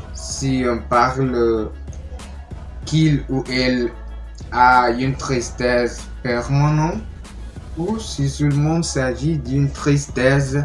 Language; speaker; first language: French; non-native, learner; Spanish